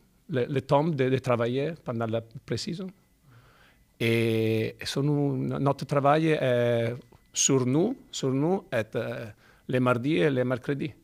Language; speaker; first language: French; non-native, fluent; Italian